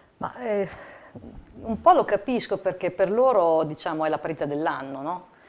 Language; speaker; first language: Italian; native; Italian